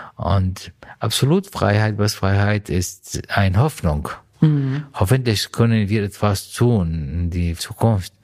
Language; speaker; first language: German; non-native, learner; Arabic